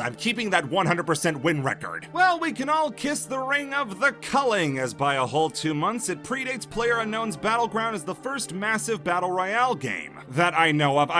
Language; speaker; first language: English; native; English